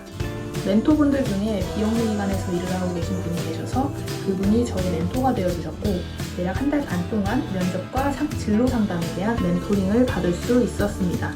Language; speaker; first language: Korean; native; Korean